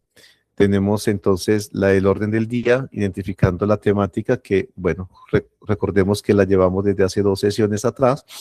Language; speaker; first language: Spanish; native; Spanish